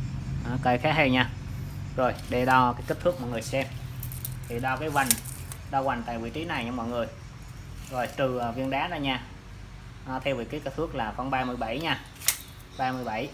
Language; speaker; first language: Vietnamese; native; Vietnamese